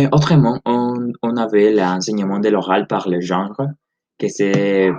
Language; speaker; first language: French; non-native, learner; Spanish